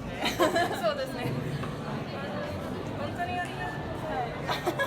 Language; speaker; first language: Japanese; non-native, learner; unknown